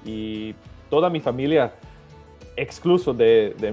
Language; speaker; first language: Spanish; early bilingual, other home language; Serbian